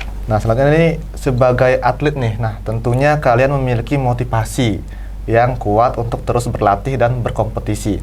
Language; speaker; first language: Indonesian; non-native, local second language; Balinese